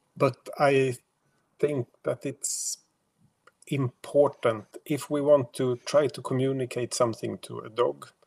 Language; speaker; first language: English; non-native, fluent; Swedish